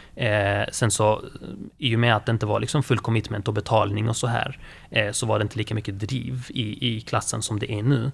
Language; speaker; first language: Swedish; early bilingual, other home language; Arabic